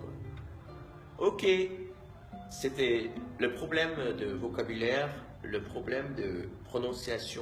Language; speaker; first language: French; non-native, fluent; Vietnamese